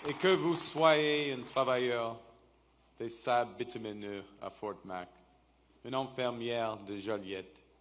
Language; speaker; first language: French; non-native, local second language; English